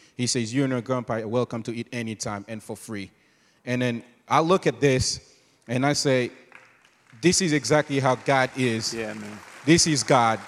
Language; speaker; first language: English; non-native, fluent; Haitian Creole